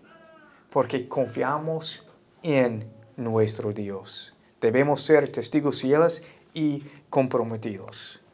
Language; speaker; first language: Spanish; non-native, fluent; English